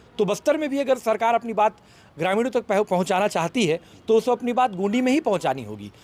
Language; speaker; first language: Hindi; native; Hindi